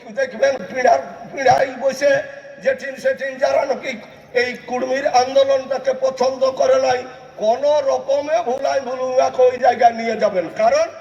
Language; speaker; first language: Bangla; native; Bangla